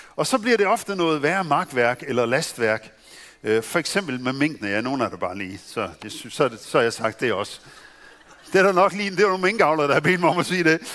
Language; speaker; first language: Danish; native; Danish